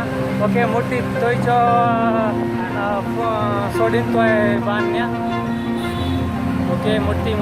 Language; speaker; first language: Vietnamese; non-native, learner; Urdu